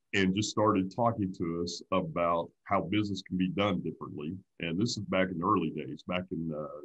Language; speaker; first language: English; native; English